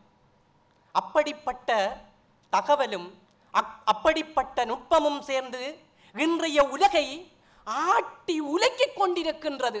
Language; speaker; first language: Tamil; native; Tamil